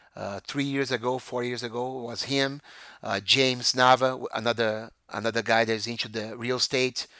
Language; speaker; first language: English; non-native, fluent; Portuguese